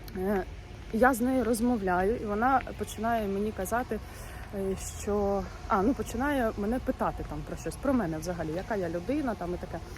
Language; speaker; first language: Ukrainian; native; Ukrainian